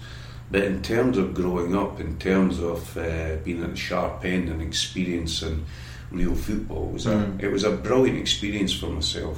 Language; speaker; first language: English; native; English